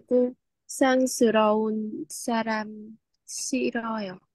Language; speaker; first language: Korean; non-native, learner; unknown